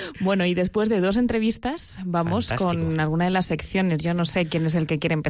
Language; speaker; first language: Spanish; native; Spanish